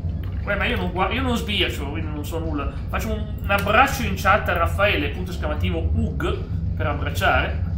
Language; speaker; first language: Italian; native; Italian